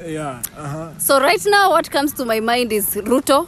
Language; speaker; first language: English; non-native, local second language; Swahili